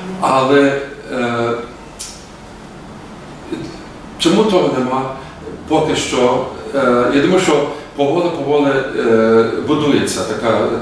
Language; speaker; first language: Ukrainian; early bilingual, heritage; Ukrainian